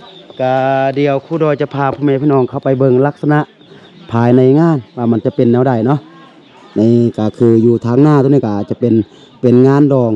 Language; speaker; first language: Thai; non-native, local second language; Lao